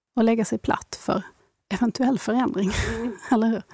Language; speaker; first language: Swedish; native; Swedish